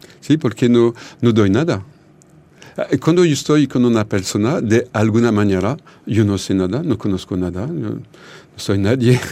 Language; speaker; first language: Spanish; non-native, learner; French